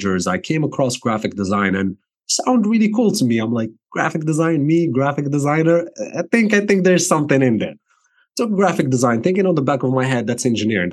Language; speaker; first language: English; non-native, fluent; Arabic